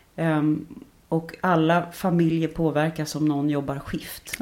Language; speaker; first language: Swedish; native; Swedish